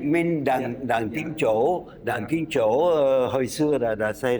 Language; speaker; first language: Vietnamese; non-native, fluent; French